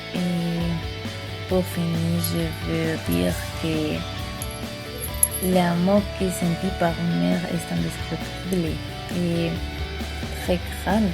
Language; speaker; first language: French; non-native, learner; Spanish